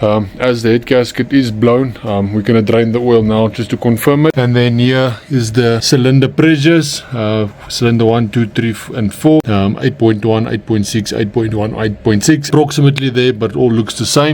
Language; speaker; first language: English; non-native, local second language; Afrikaans